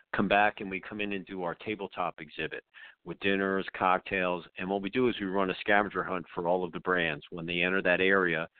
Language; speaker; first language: English; native; English